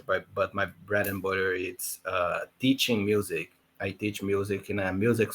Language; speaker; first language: English; non-native, learner; Portuguese